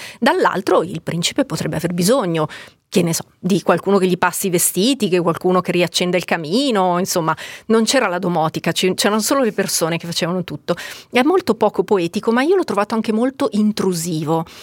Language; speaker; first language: Italian; native; Italian